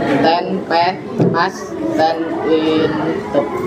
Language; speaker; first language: English; non-native, learner; Indonesian